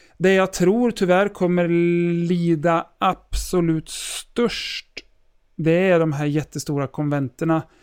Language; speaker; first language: Swedish; native; Swedish